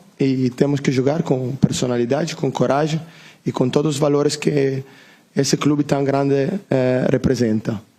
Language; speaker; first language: Portuguese; non-native, learner; Italian